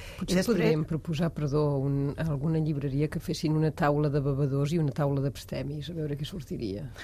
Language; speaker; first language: Catalan; non-native, fluent; French